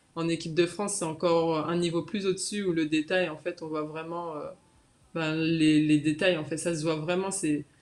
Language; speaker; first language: French; native; French